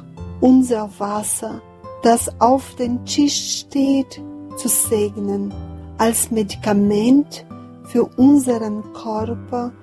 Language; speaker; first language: German; non-native, fluent; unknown